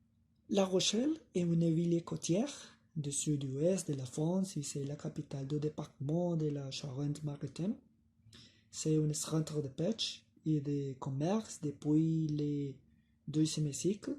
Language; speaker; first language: French; non-native, learner; Spanish